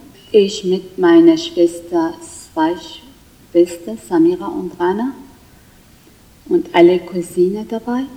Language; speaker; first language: German; non-native, learner; Kurdish